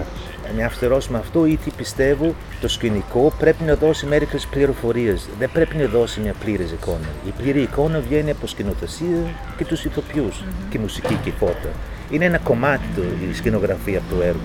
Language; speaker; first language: Greek; non-native, fluent; English